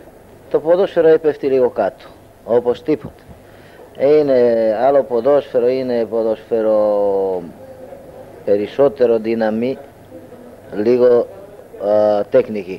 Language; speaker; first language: Greek; non-native, learner; Hungarian